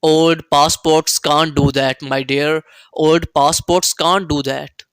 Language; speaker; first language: English; non-native, local second language; Urdu